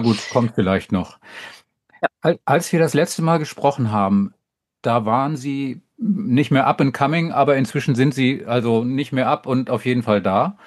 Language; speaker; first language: German; native; German